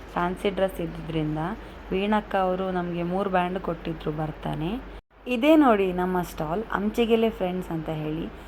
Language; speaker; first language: Kannada; non-native, local second language; Tulu